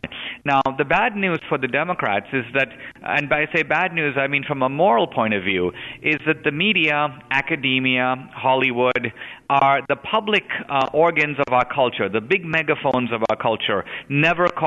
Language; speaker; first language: English; non-native, local second language; Hindi